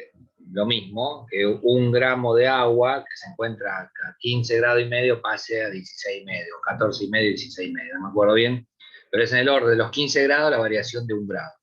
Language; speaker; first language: Spanish; native; Spanish